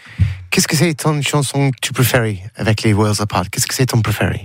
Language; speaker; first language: French; non-native, learner; English